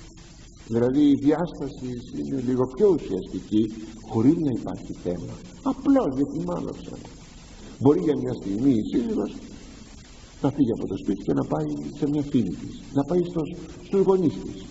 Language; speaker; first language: Greek; native; Greek